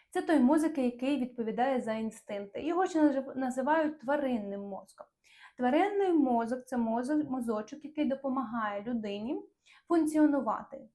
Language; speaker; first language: Ukrainian; non-native, local second language; Russian